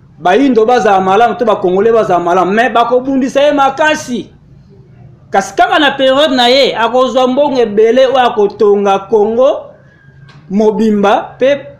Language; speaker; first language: Lingala; non-native, local second language; Kongo